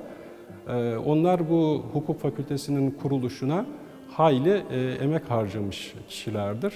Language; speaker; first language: Turkish; native; Turkish